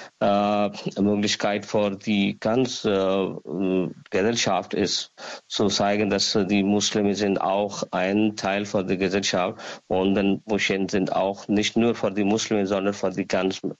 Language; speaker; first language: German; non-native, learner; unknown